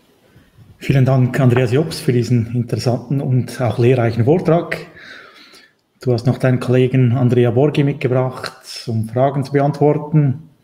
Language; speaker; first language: German; native; German